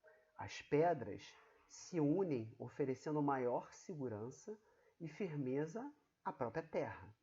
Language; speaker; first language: Portuguese; native; Portuguese